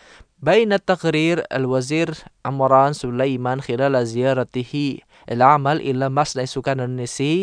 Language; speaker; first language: Arabic; non-native, fluent; Indonesian